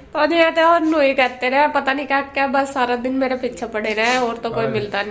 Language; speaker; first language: Hindi; native; Hindi